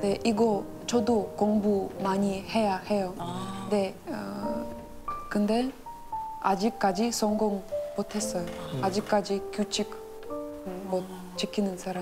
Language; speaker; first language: Korean; non-native, learner; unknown